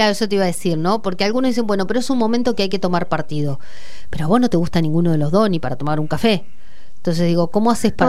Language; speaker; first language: Spanish; native; Spanish